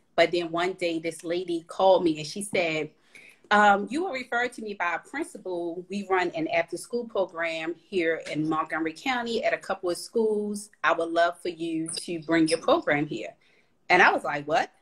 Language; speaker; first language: English; native; English